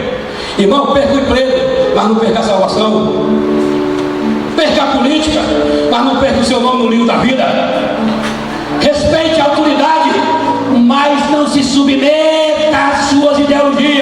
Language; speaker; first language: Portuguese; native; Portuguese